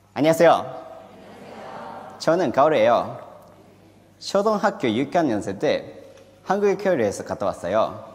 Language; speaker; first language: Korean; non-native, learner; Japanese